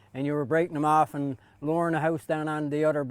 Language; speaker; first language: English; native; English